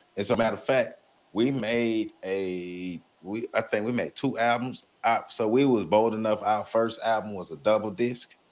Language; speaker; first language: English; native; English